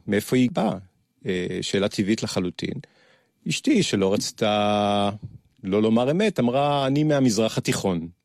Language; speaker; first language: Hebrew; early bilingual, other home language; French